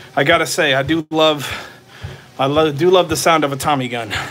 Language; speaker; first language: English; native; English